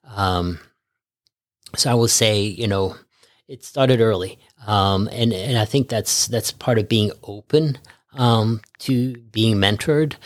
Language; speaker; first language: English; early bilingual, other home language; Norwegian